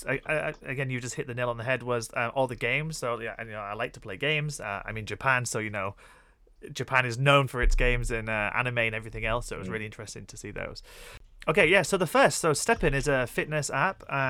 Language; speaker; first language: English; native; English